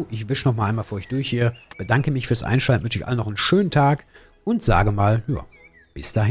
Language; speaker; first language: German; native; German